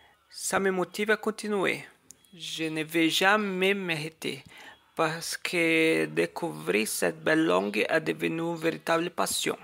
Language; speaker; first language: French; non-native, learner; Portuguese